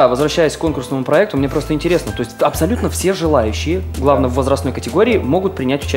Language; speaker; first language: Russian; native; Russian